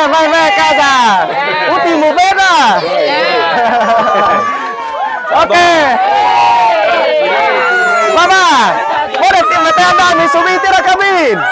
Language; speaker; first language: Portuguese; non-native, learner; Vietnamese